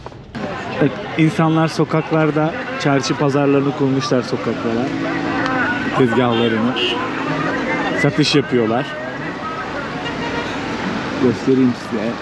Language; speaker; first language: Turkish; native; Turkish